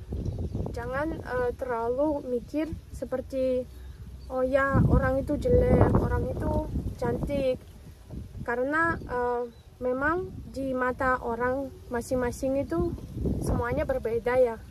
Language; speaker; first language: Indonesian; non-native, fluent; Russian